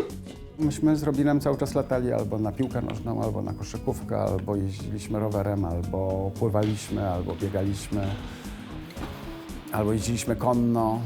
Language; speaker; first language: Polish; native; Polish